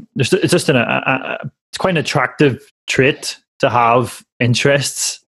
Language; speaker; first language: English; native; English